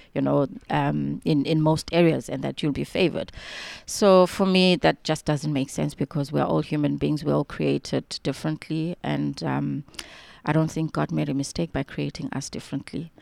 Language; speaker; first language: English; non-native, local second language; Xhosa